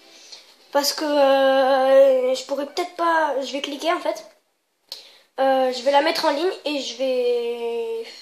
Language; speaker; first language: French; native; French